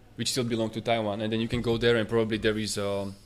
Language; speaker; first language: English; non-native, fluent; Slovak